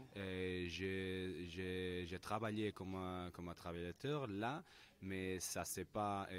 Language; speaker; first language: French; non-native, learner; Spanish